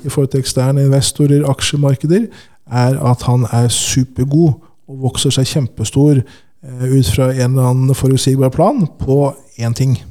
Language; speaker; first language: Norwegian; native; Norwegian